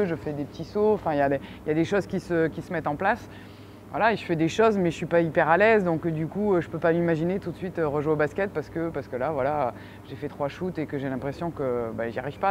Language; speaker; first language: French; native; French